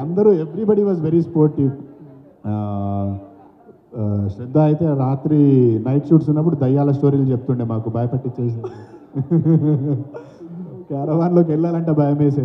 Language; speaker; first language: Telugu; native; Telugu